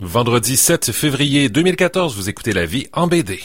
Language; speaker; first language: French; native; French